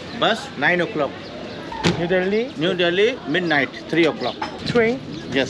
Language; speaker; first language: English; non-native, learner; Hindi